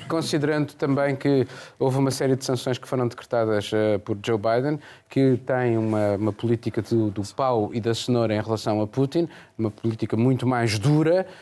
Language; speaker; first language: Portuguese; native; Portuguese